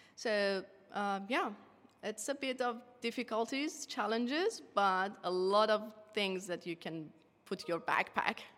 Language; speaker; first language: English; non-native, fluent; Persian